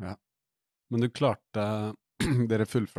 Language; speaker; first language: Norwegian; native; Norwegian